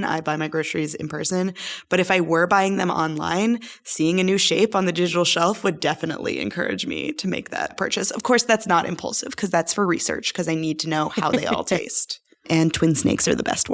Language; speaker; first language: English; native; English